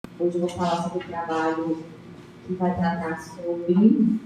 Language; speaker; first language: Portuguese; native; Portuguese